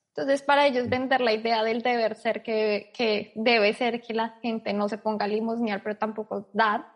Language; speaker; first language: Spanish; native; Spanish